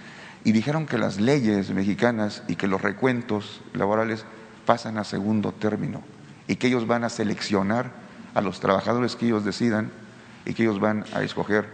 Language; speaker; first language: Spanish; native; Spanish